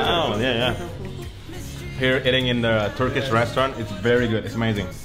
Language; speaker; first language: English; non-native, fluent; Indonesian